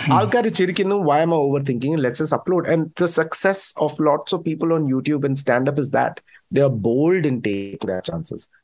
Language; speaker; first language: Malayalam; early bilingual, heritage; Malayalam